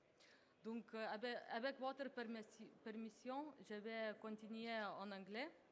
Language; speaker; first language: French; non-native, learner; Lithuanian